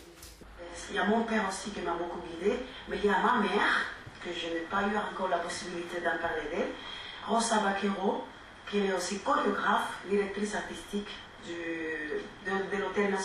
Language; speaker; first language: French; non-native, fluent; Spanish